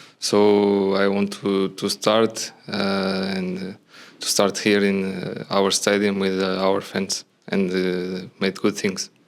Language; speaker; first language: English; non-native, learner; Portuguese